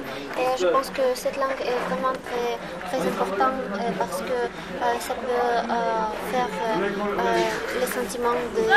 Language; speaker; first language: French; non-native, fluent; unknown